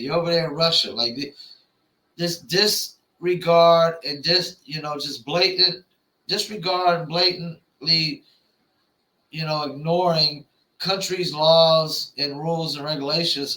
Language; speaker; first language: English; native; English